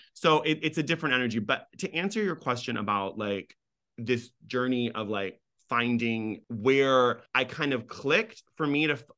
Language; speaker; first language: English; early bilingual, other home language; Persian